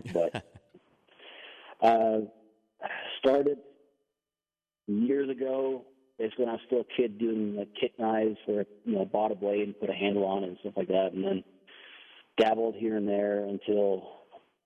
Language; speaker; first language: English; non-native, fluent; Danish